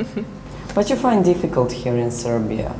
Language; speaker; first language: English; non-native, fluent; Serbian